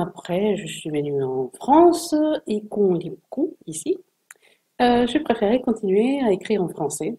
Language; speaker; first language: French; non-native, fluent; Spanish